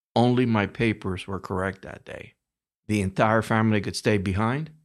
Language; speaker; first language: English; early bilingual, other home language; Spanish